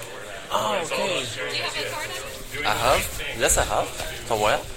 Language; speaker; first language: English; non-native, learner; French